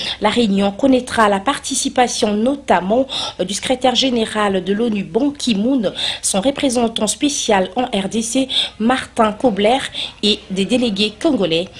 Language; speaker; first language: French; non-native, local second language; Lingala